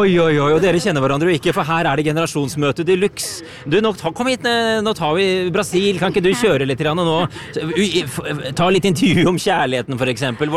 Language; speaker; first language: Norwegian; native; Norwegian